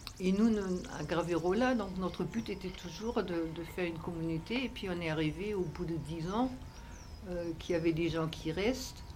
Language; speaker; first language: French; non-native, fluent; German